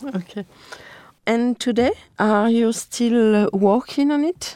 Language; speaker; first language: English; non-native, learner; French